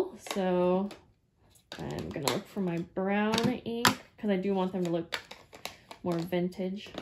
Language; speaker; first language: English; native; English